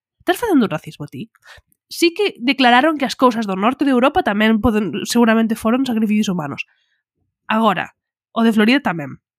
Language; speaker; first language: Galician; non-native, local second language; Spanish